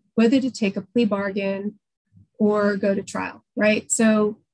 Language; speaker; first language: English; native; English